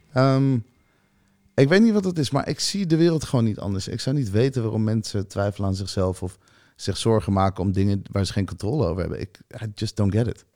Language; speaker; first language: Dutch; early bilingual, other home language; Hebrew